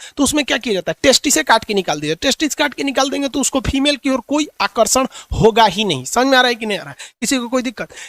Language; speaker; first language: Hindi; native; Hindi